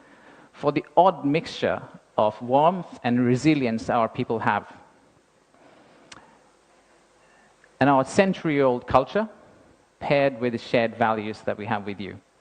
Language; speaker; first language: English; non-native, local second language; Bangla